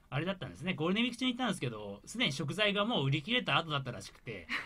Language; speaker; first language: Japanese; native; Japanese